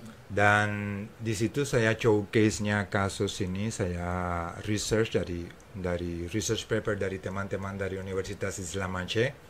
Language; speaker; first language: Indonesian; non-native, fluent; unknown